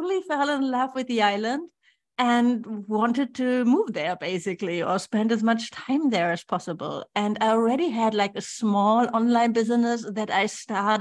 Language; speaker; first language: English; non-native, fluent; German